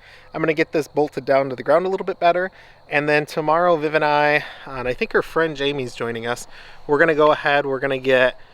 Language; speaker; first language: English; native; English